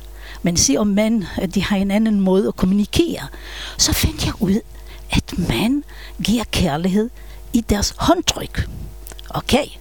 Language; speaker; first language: Danish; non-native, fluent; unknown